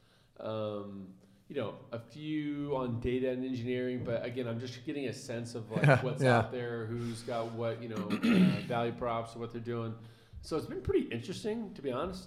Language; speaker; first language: English; native; English